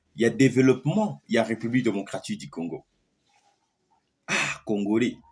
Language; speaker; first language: French; non-native, local second language; Lingala